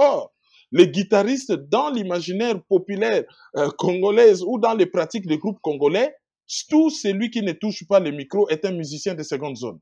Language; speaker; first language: French; non-native, local second language; Lingala